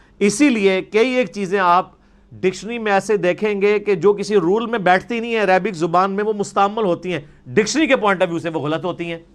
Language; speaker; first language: Urdu; non-native, local second language; Punjabi